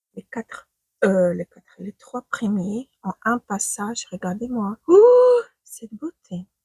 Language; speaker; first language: French; non-native, fluent; Ukrainian